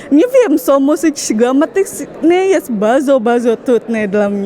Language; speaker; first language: Polish; non-native, learner; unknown